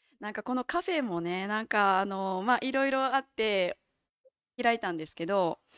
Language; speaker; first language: Japanese; native; Japanese